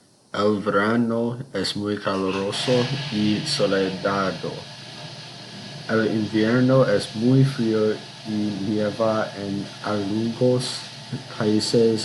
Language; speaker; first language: Spanish; non-native, learner; English